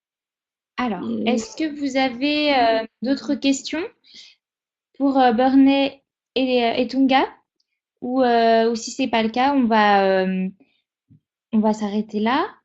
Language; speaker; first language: French; native; French